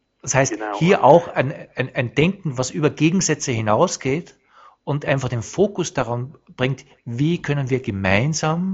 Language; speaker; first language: German; native; German